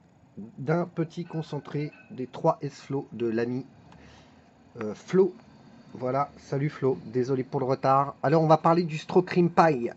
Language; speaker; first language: French; native; French